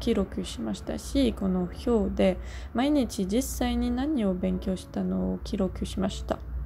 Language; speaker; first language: Japanese; non-native, learner; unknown